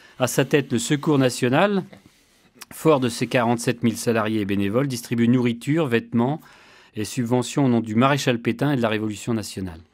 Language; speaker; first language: French; native; French